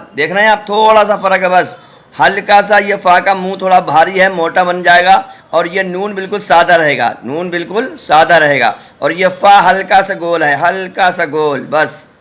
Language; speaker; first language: Urdu; native; Urdu